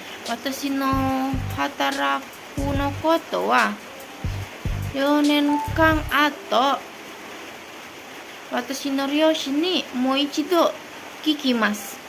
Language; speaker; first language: Japanese; non-native, learner; Indonesian